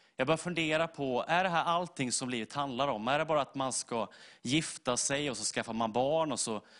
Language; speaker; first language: Swedish; native; Swedish